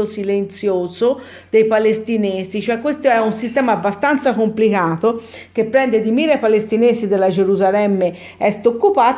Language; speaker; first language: Italian; native; Italian